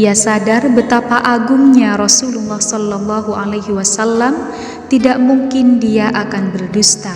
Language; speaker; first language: Indonesian; native; Indonesian